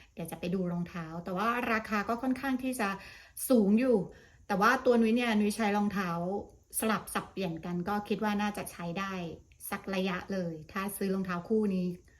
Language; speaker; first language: Thai; native; Thai